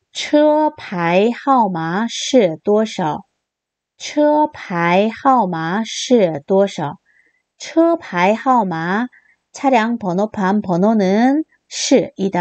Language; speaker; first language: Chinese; non-native, fluent; Korean